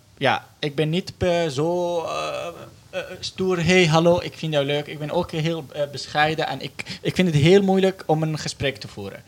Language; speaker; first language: Dutch; non-native, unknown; Arabic